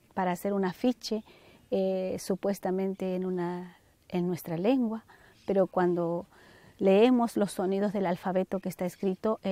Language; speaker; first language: Spanish; native; Spanish